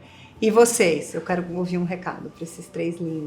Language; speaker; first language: Portuguese; native; Portuguese